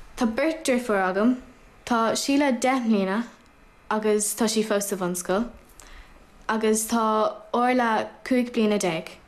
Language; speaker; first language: Irish; non-native, local second language; English